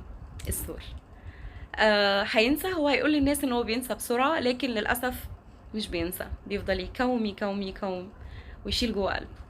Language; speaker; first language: Arabic; native; Arabic